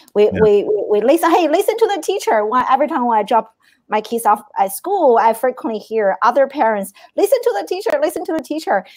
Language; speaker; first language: English; non-native, fluent; Chinese